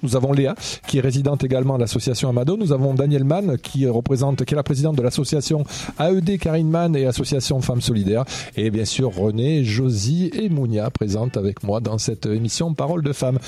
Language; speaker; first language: French; native; French